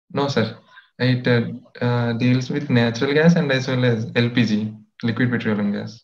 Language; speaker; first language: English; non-native, local second language; Telugu